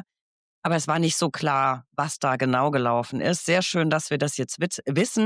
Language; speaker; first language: German; native; German